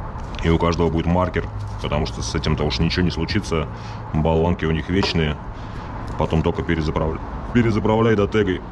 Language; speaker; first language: Russian; native; Russian